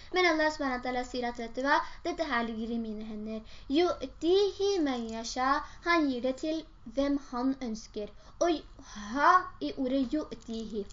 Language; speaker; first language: Norwegian; early bilingual, other home language; Urdu